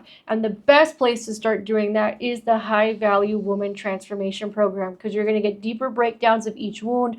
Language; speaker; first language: English; native; English